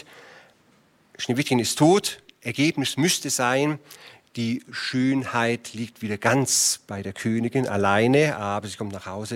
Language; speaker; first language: German; native; German